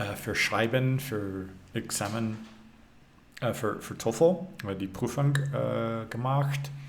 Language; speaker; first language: German; non-native, learner; English